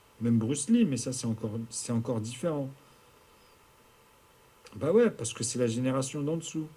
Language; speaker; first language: French; native; French